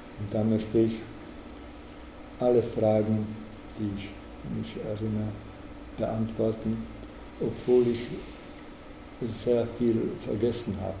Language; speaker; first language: German; non-native, fluent; Czech